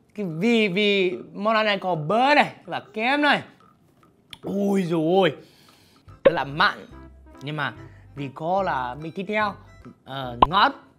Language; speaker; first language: Vietnamese; non-native, fluent; English